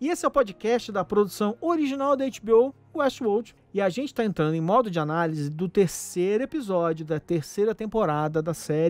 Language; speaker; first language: Portuguese; native; Portuguese